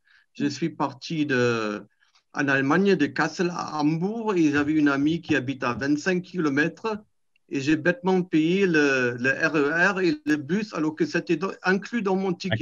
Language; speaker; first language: French; non-native, fluent; German